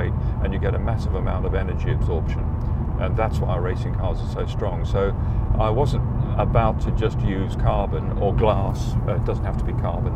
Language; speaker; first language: English; native; English